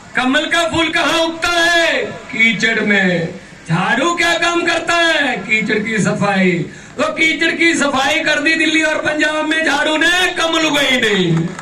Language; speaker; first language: Hindi; non-native, local second language; Punjabi